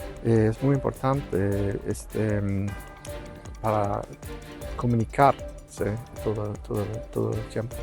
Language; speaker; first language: Spanish; non-native, learner; Norwegian